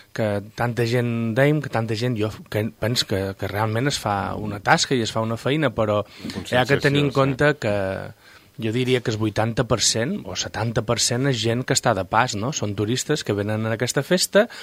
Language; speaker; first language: Catalan; native; Catalan